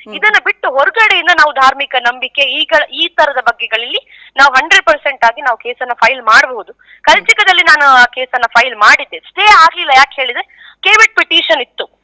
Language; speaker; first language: Kannada; non-native, local second language; Tulu